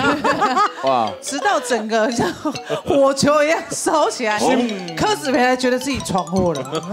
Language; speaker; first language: Chinese; native; Chinese